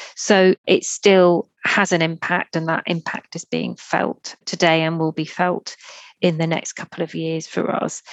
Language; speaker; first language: English; native; English